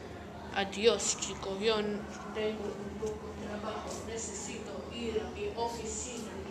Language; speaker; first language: Spanish; non-native, learner; English